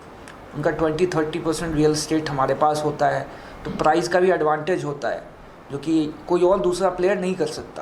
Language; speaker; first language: Hindi; native; Hindi